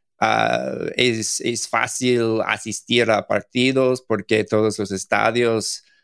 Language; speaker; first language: Spanish; non-native, learner; English